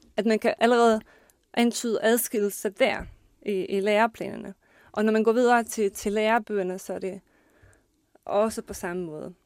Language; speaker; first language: Danish; non-native, fluent; Bosnian